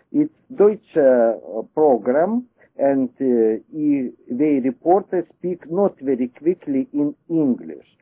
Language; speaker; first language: English; non-native, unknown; Russian